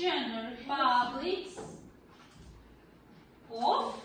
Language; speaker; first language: English; non-native, learner; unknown